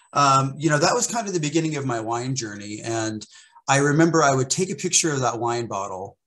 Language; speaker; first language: English; native; English